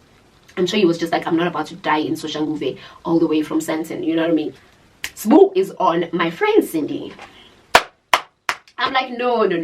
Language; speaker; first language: English; non-native, local second language; Zulu